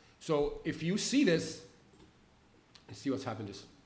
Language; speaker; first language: English; non-native, fluent; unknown